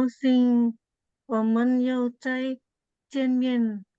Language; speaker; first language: Chinese; non-native, learner; Indonesian